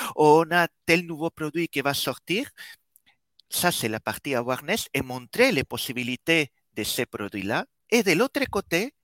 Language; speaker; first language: French; non-native, fluent; Spanish